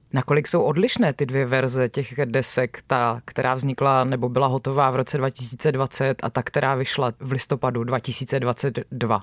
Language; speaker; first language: Czech; native; Czech